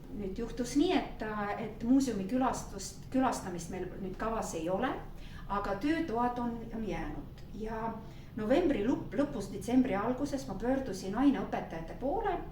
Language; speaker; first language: Estonian; non-native, local second language; Russian